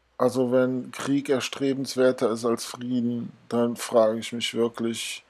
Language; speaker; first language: German; native; German